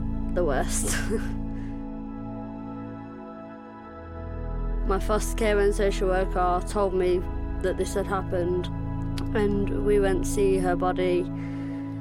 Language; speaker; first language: English; native; English